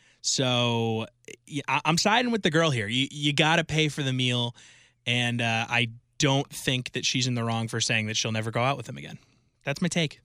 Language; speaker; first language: English; native; English